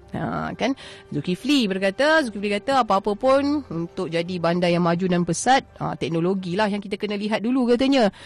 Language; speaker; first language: Malay; native; Malay